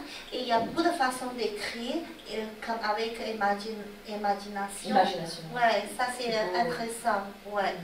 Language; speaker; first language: French; non-native, learner; Chinese